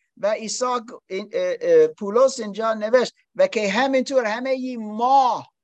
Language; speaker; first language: Persian; non-native, learner; English